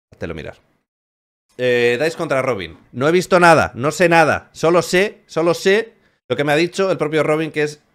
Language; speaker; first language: Spanish; native; Spanish